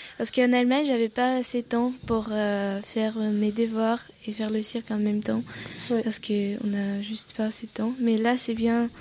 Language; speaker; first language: French; non-native, learner; Russian